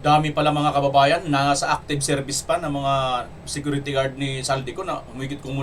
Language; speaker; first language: Filipino; native; Filipino